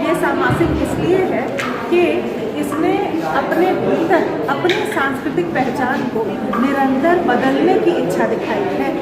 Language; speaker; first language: Hindi; native; Hindi